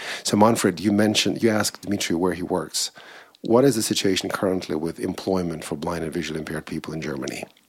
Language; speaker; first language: English; non-native, fluent; Russian